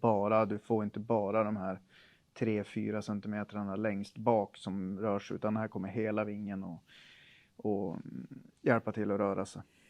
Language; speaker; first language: Swedish; native; Swedish